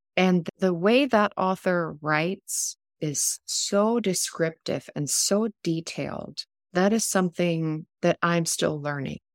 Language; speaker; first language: English; non-native, fluent; German